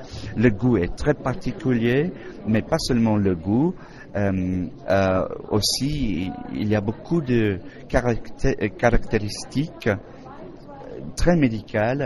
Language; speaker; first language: French; non-native, fluent; Slovenian